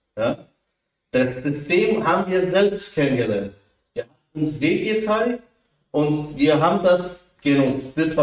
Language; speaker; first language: German; non-native, fluent; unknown